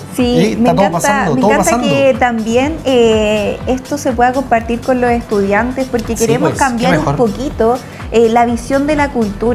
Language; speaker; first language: Spanish; native; Spanish